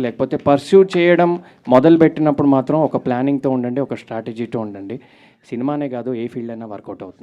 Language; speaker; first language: Telugu; native; Telugu